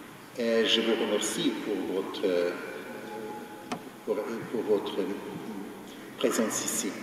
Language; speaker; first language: French; non-native, fluent; Ukrainian